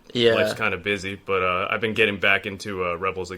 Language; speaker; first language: English; native; English